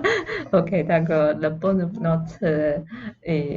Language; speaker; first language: French; non-native, fluent; Chinese